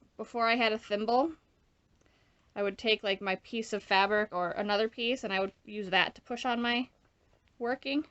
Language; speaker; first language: English; native; English